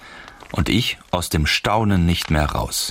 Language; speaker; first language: German; native; German